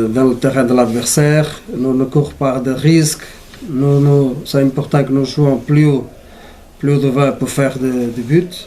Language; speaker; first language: French; non-native, learner; Portuguese